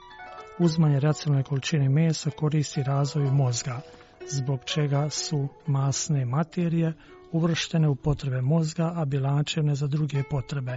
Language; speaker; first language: Croatian; native; Croatian